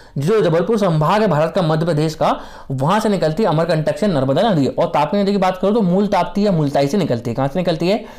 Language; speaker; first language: Hindi; native; Hindi